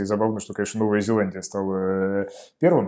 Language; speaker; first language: Russian; native; Russian